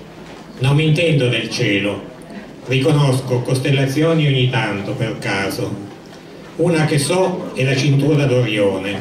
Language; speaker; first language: Italian; native; Italian